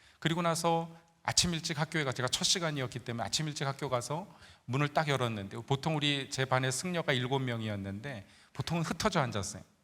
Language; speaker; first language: Korean; native; Korean